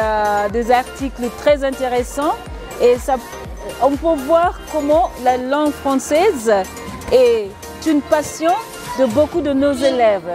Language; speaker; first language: French; non-native, fluent; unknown